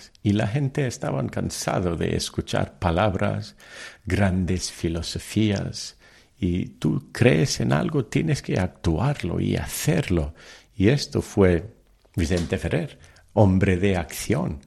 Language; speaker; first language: Spanish; early bilingual, heritage; Telugu